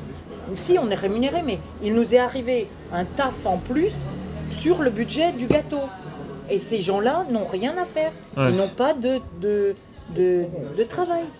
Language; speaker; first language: French; native; French